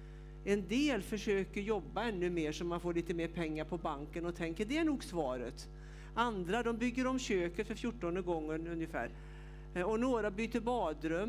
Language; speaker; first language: Swedish; native; Swedish